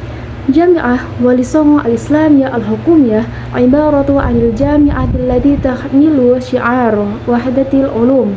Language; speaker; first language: Arabic; non-native, learner; Indonesian